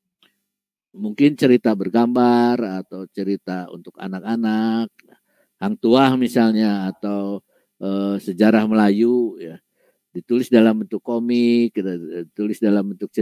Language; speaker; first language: Indonesian; native; Indonesian